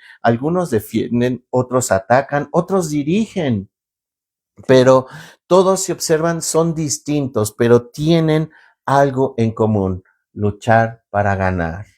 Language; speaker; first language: Spanish; native; Spanish